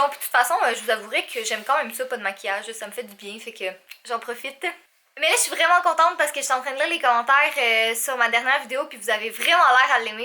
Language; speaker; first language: French; native; French